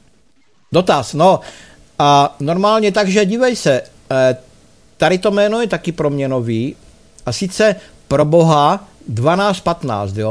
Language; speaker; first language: Czech; native; Czech